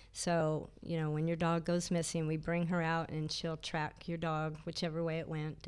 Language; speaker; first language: English; native; English